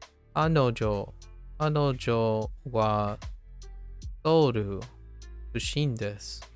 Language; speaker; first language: Japanese; non-native, learner; English